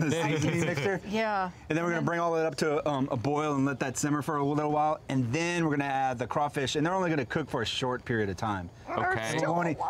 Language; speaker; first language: English; native; English